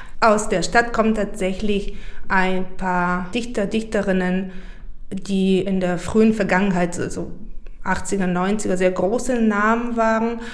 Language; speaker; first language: German; non-native, fluent; Bulgarian